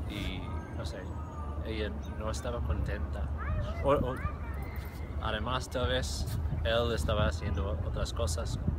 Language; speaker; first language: Spanish; non-native, fluent; English